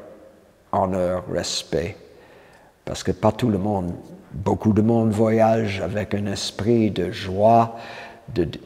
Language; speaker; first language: French; non-native, fluent; English